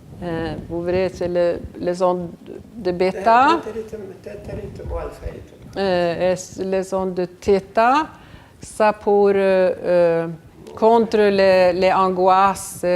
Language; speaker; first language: French; non-native, fluent; Swedish